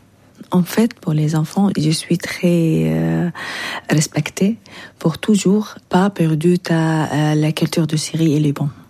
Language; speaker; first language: French; non-native, learner; Arabic